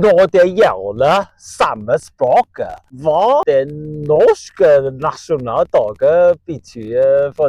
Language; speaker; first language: Norwegian; non-native, learner; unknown